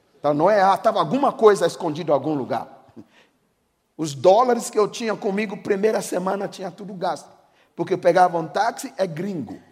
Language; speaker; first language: Portuguese; non-native, fluent; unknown